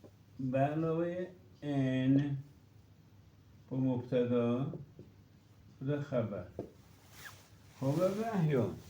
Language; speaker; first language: Persian; non-native, local second language; Azerbaijani